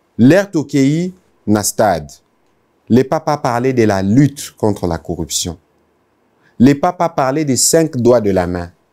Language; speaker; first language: French; non-native, local second language; Lingala